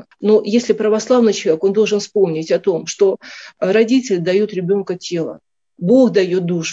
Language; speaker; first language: Russian; native; Russian